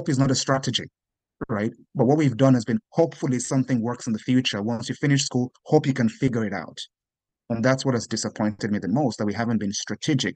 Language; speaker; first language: English; non-native, local second language; Yoruba